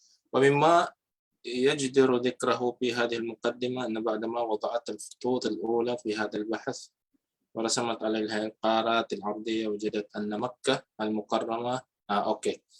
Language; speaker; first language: Arabic; non-native, fluent; Filipino